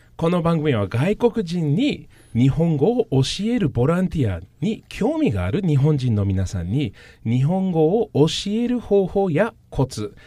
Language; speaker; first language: Japanese; non-native, fluent; English